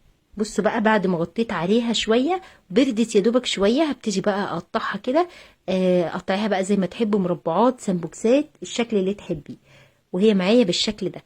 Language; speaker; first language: Arabic; native; Arabic